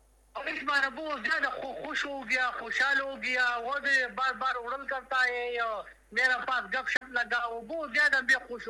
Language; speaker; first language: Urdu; non-native, local second language; Pashto